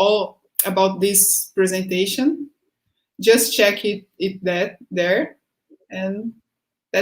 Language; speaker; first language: English; non-native, fluent; Portuguese